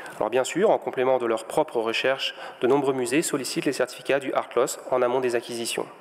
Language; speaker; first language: French; native; French